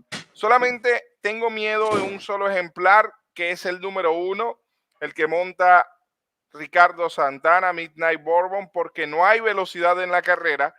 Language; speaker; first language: Spanish; native; Spanish